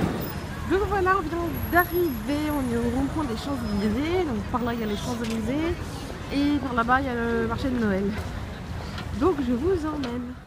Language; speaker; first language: French; native; French